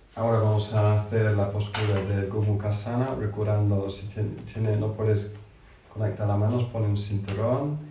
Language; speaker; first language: Spanish; non-native, fluent; English